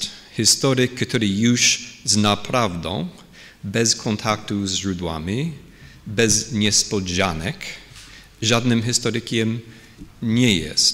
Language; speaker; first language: Polish; non-native, fluent; English